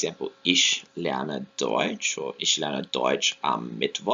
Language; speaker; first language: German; non-native, fluent; English